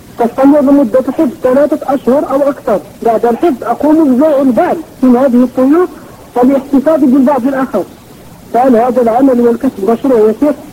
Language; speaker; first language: Arabic; native; Arabic